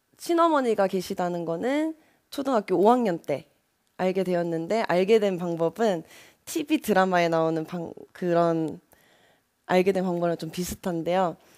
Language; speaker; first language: Korean; native; Korean